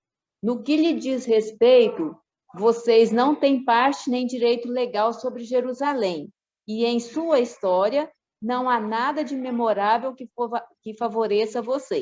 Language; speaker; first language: Portuguese; native; Portuguese